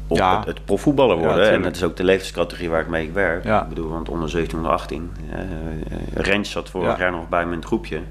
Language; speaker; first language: Dutch; native; Dutch